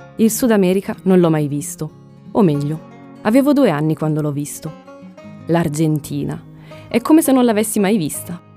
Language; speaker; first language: Italian; early bilingual, other home language; Spanish